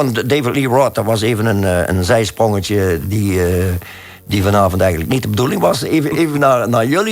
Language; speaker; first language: Dutch; native; Dutch